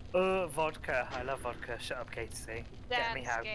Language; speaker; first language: English; native; English